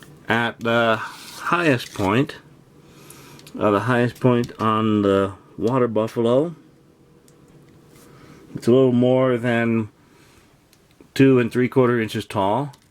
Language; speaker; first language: English; native; English